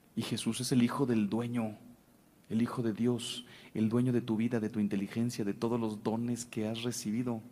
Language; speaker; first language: Spanish; native; Spanish